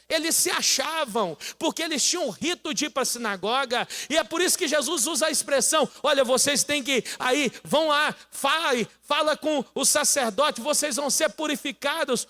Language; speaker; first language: Portuguese; native; Portuguese